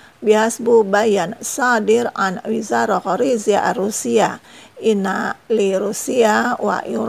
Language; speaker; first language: Arabic; non-native, fluent; Indonesian